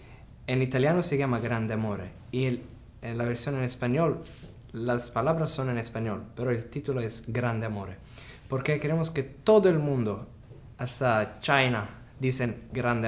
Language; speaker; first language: Spanish; non-native, fluent; Italian